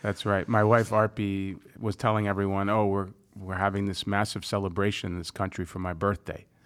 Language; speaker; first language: English; native; English